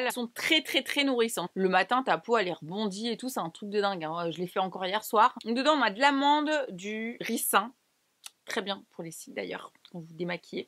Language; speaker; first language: French; native; French